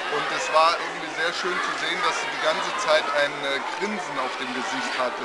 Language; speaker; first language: German; early bilingual, other home language; Turkish